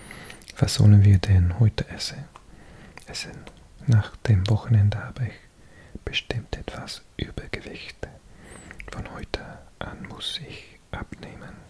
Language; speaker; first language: German; non-native, learner; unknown